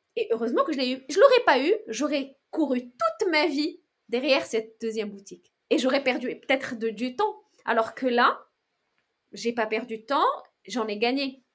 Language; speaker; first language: French; non-native, local second language; Arabic